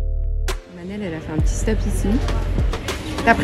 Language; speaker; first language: French; native; French